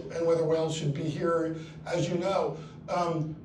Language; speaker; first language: English; native; English